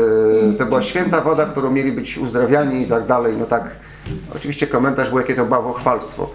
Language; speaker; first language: Polish; native; Polish